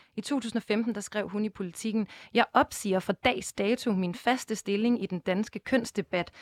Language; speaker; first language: Danish; native; Danish